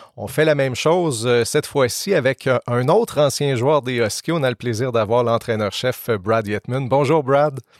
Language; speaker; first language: French; native; French